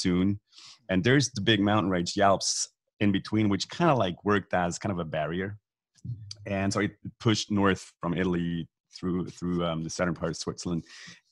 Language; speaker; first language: English; non-native, fluent; Swiss German